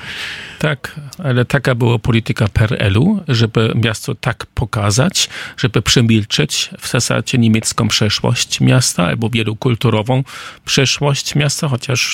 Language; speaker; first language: Polish; non-native, fluent; German